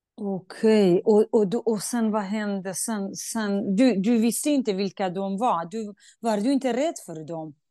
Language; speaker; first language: Swedish; non-native, fluent; Kurdish